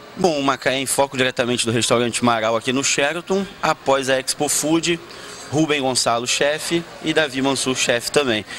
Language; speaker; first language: Portuguese; native; Portuguese